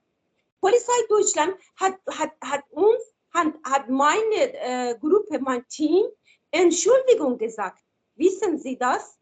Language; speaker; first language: German; non-native, learner; Persian